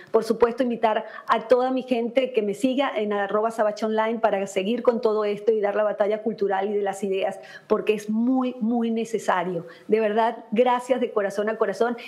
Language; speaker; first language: Spanish; native; Spanish